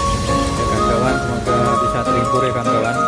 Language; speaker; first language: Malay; non-native, local second language; Minangkabau